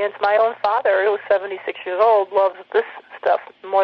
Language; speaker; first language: English; native; English